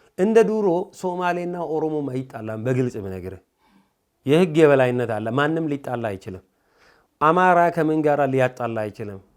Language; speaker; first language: Amharic; non-native, local second language; Oromo